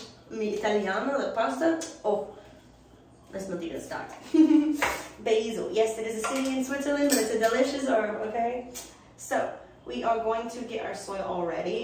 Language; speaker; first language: English; native; English